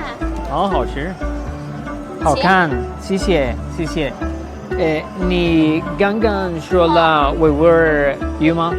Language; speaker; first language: Chinese; non-native, fluent; Spanish